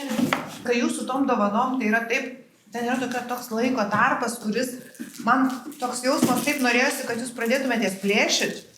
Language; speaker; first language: Lithuanian; native; Lithuanian